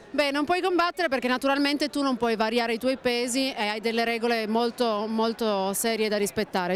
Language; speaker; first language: Italian; native; Italian